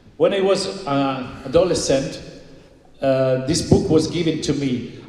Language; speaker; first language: English; non-native, fluent; Italian